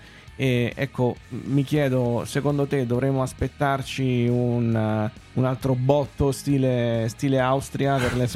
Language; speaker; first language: Italian; native; Italian